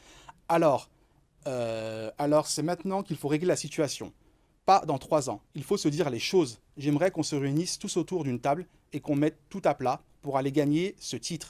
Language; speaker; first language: French; native; French